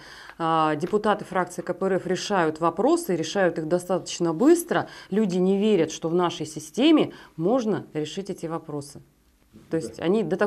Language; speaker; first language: Russian; native; Russian